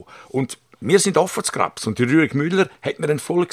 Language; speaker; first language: German; native; German